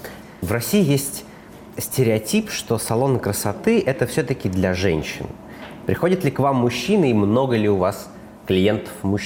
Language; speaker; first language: Russian; native; Russian